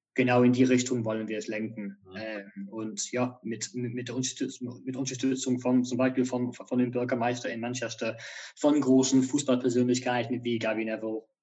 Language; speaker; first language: German; non-native, fluent; English